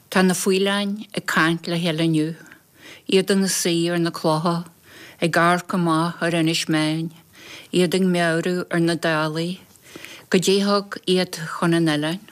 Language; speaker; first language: Irish; non-native, local second language; English